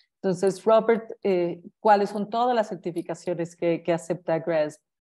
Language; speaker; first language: Spanish; native; Spanish